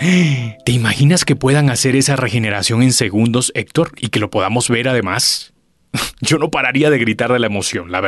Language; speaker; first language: Spanish; native; Spanish